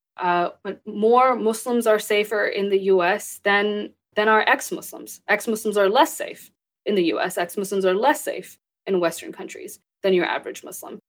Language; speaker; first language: English; early bilingual, other home language; Urdu